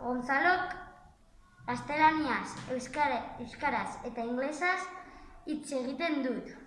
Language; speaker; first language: Basque; non-native, local second language; Spanish